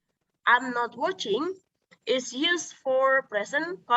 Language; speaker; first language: English; non-native, local second language; Indonesian